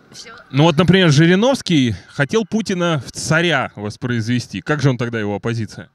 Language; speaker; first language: Russian; native; Russian